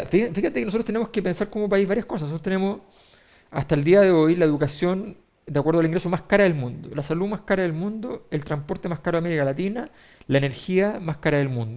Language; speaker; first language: Spanish; native; Spanish